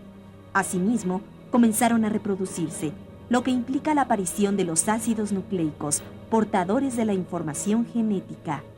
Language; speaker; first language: Spanish; native; Spanish